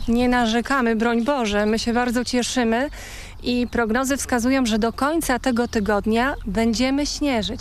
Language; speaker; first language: Polish; native; Polish